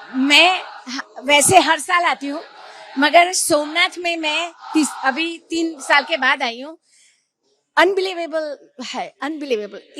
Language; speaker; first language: Hindi; non-native, local second language; Gujarati